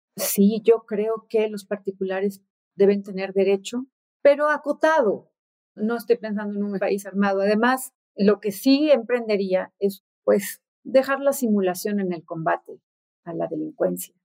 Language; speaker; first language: Spanish; native; Spanish